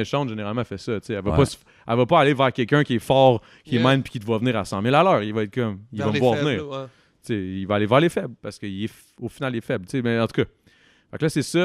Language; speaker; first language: French; native; French